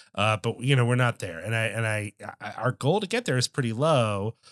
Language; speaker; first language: English; native; English